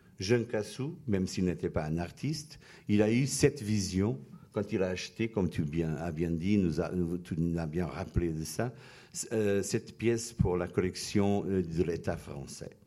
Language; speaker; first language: French; non-native, fluent; Portuguese